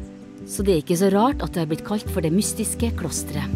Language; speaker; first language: Norwegian; native; Norwegian